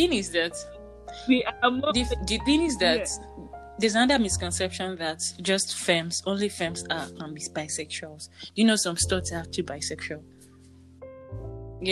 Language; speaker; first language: English; non-native, local second language; Yoruba